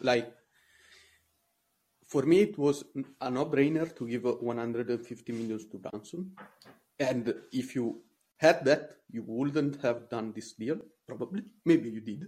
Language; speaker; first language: English; non-native, fluent; Italian